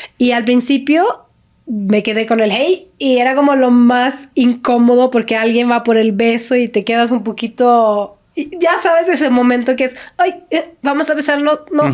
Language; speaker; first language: Spanish; non-native, fluent; Swedish